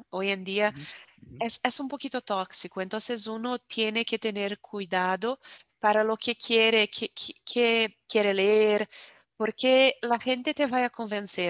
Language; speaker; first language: Spanish; non-native, fluent; Portuguese